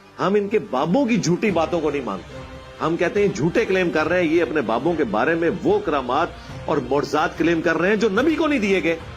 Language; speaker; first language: Urdu; non-native, local second language; Punjabi